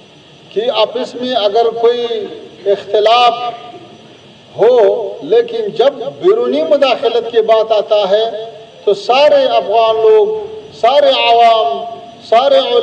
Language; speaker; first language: Hindi; non-native, fluent; Pashto